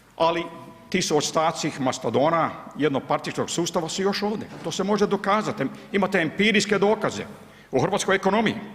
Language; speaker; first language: Bosnian; early bilingual, heritage; Croatian